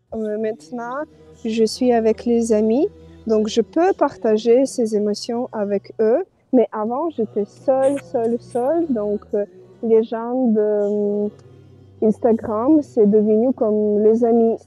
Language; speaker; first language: French; non-native, fluent; Ukrainian